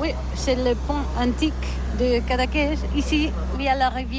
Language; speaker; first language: French; non-native, learner; Catalan